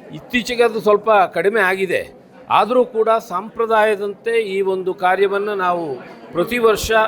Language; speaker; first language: Kannada; non-native, local second language; Kodava